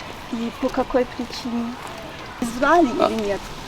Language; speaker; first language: Russian; early bilingual, heritage; Russian